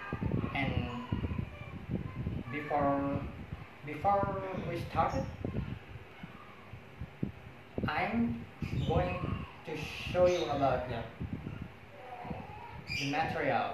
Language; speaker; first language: English; non-native, learner; Indonesian